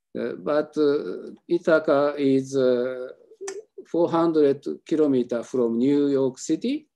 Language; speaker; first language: English; non-native, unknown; Japanese